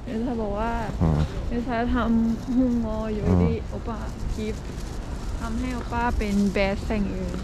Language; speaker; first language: Korean; non-native, learner; Thai